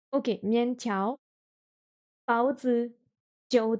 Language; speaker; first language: Chinese; non-native, learner; French